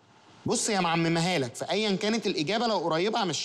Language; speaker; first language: Arabic; native; Arabic